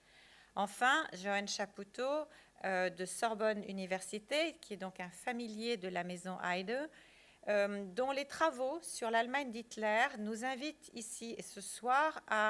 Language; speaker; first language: French; native; French